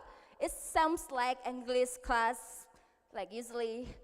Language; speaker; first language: English; non-native, learner; Indonesian